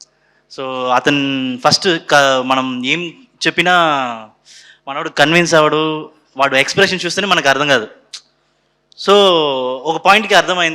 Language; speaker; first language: Telugu; non-native, local second language; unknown